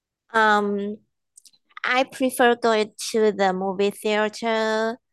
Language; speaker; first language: English; non-native, learner; Chinese